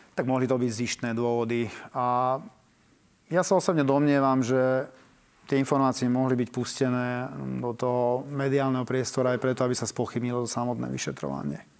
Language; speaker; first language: Slovak; native; Slovak